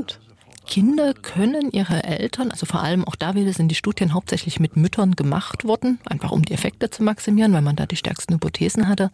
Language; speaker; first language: German; native; German